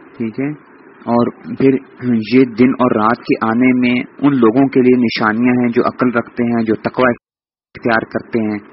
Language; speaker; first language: Urdu; native; Urdu